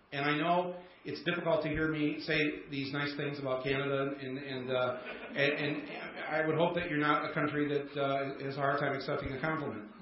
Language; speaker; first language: English; native; English